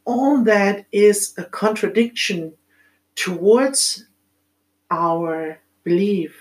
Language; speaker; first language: English; non-native, fluent; German